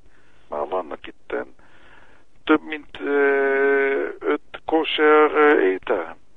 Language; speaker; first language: Hungarian; early bilingual, heritage; Hebrew